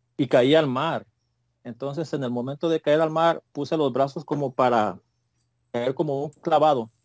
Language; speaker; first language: Spanish; native; Spanish